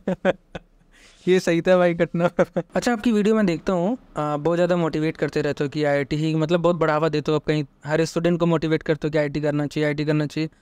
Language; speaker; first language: Hindi; native; Hindi